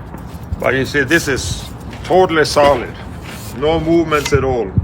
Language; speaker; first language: English; non-native, fluent; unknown